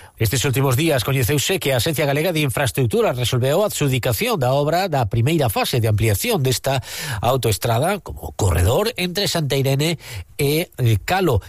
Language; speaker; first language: Galician; native; Galician